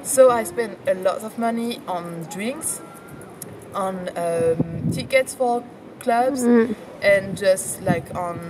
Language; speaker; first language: English; non-native, fluent; French